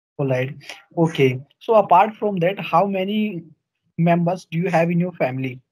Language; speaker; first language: English; non-native, learner; Hindi